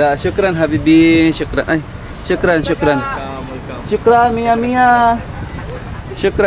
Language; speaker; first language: Arabic; non-native, learner; Filipino